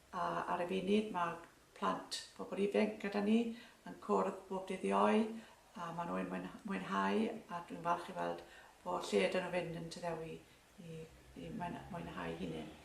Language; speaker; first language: Welsh; native; Welsh